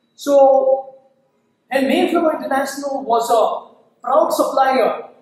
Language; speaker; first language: English; non-native, local second language; Kannada